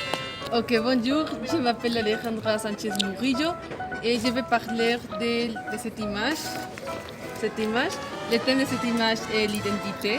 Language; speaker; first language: French; non-native, learner; Spanish